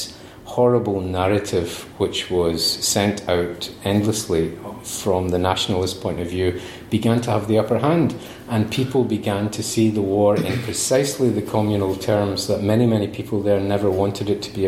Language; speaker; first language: English; native; English